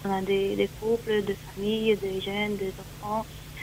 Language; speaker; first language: French; non-native, fluent; Portuguese